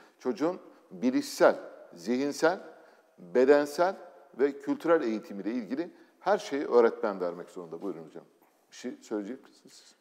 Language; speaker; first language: Turkish; native; Turkish